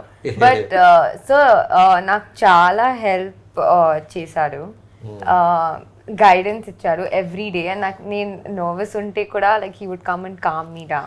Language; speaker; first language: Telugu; non-native, learner; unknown